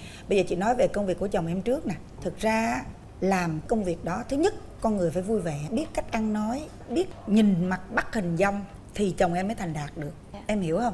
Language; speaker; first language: Vietnamese; native; Vietnamese